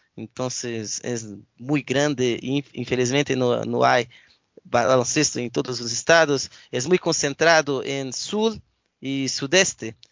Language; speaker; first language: Spanish; non-native, learner; Portuguese